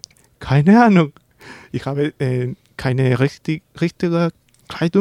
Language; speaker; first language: German; non-native, learner; Spanish